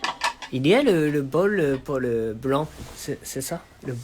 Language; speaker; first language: French; non-native, learner; Japanese